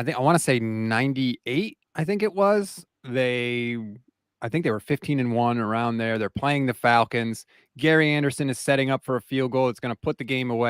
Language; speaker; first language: English; native; English